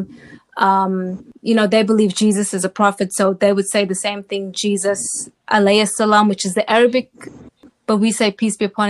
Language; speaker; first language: English; native; English